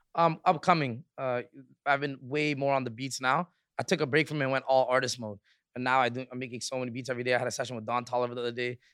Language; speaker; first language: English; native; English